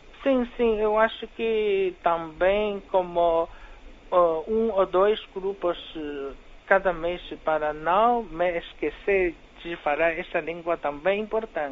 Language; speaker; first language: Portuguese; non-native, fluent; Chinese